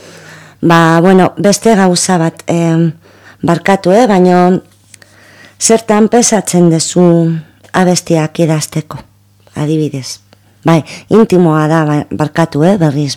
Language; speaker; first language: Basque; non-native, local second language; Spanish